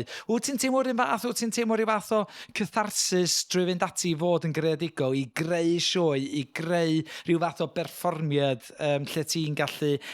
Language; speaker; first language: Welsh; native; Welsh